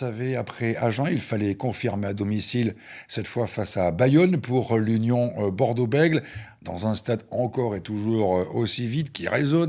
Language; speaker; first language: French; native; French